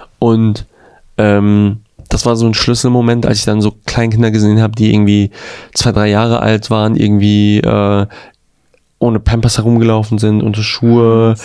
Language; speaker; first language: German; early bilingual, other home language; Albanian